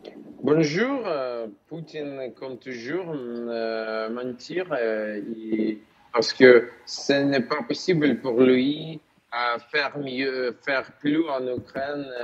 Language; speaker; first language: French; non-native, learner; Ukrainian